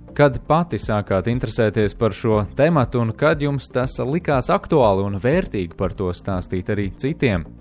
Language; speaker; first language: Latvian; native; Latvian